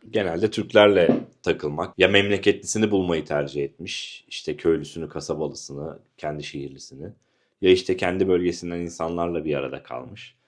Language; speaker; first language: Turkish; native; Turkish